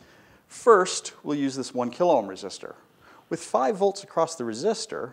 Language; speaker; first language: English; native; English